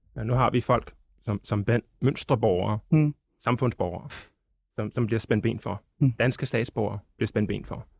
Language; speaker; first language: Danish; native; Danish